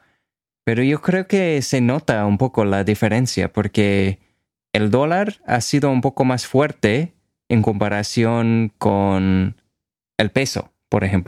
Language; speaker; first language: Spanish; non-native, fluent; English